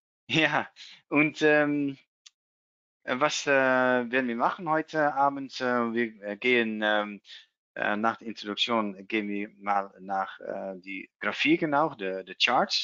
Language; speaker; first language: German; non-native, learner; Dutch